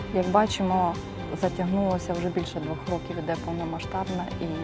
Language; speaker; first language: Ukrainian; native; Ukrainian